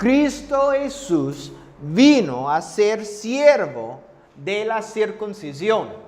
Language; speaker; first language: Spanish; non-native, fluent; English